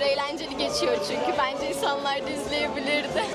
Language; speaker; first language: Turkish; native; Turkish